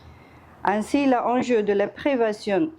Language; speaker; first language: French; non-native, fluent; Persian